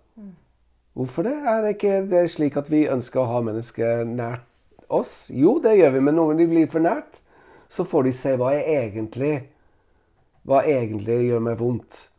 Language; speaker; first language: Norwegian; non-native, fluent; Italian